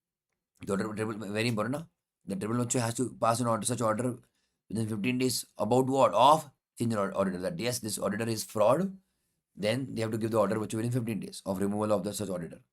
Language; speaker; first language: English; non-native, local second language; Hindi